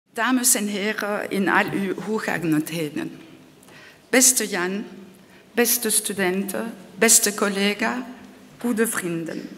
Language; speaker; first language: Dutch; non-native, local second language; French